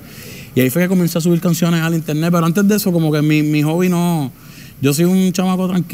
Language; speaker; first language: Spanish; native; Spanish